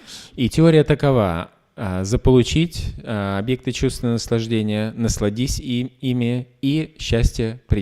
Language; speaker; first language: Russian; native; Russian